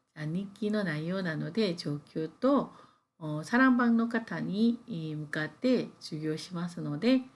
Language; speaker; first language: Japanese; non-native, fluent; Korean